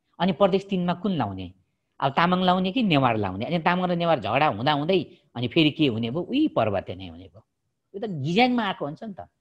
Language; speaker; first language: Nepali; non-native, local second language; Limbu